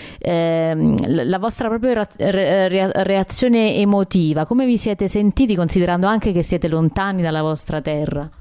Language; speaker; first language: Italian; native; Italian